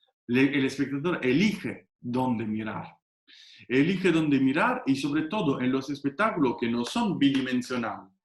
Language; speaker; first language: Spanish; non-native, fluent; Italian